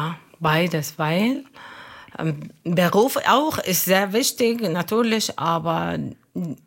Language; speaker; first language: German; non-native, learner; Arabic